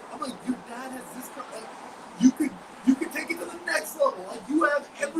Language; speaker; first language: English; native; English